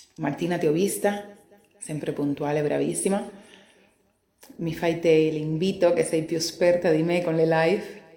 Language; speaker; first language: Italian; non-native, fluent; Spanish